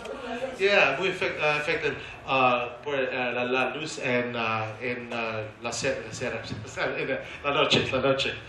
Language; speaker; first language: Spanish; non-native, learner; English